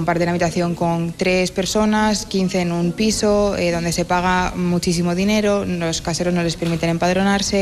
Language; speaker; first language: Spanish; native; Spanish